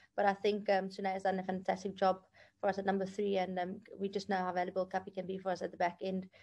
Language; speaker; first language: English; non-native, local second language; Afrikaans